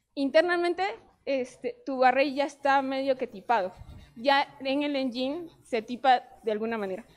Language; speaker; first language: Spanish; native; Spanish